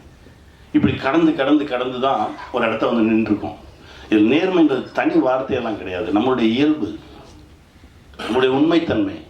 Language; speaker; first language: Tamil; native; Tamil